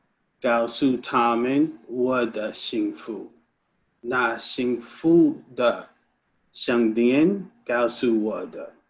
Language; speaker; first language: Chinese; non-native, learner; English